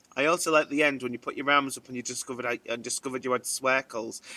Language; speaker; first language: English; native; English